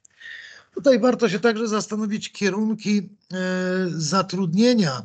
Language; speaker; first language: Polish; native; Polish